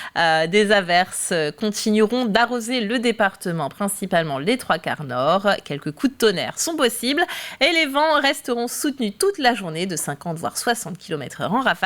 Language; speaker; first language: French; native; French